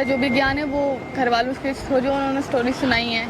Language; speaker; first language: Hindi; native; Hindi